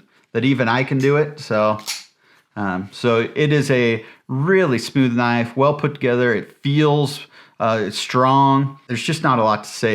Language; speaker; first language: English; native; English